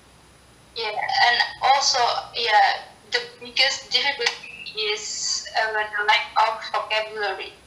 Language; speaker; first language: English; non-native, learner; Indonesian